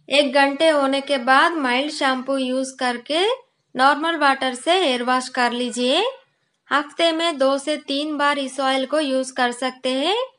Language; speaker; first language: Hindi; non-native, local second language; Kannada